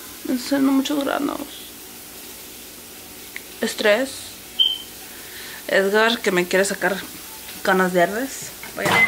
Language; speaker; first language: Spanish; early bilingual, heritage; Spanish